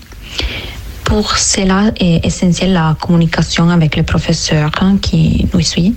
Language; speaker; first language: French; non-native, fluent; Italian